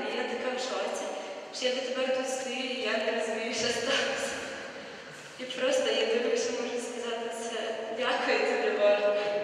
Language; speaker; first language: Ukrainian; native; Ukrainian